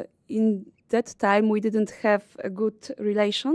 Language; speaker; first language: English; non-native, learner; Polish